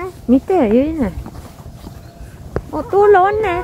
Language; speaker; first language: Korean; non-native, learner; Filipino